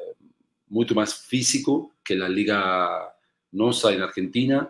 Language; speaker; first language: Portuguese; non-native, learner; Spanish